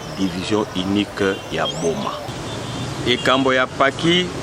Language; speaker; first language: Lingala; non-native, local second language; Kongo